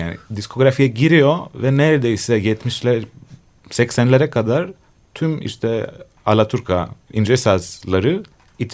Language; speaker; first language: Turkish; non-native, fluent; Greek